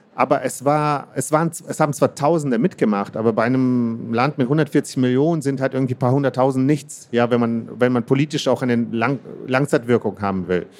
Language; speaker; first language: German; early bilingual, other home language; Russian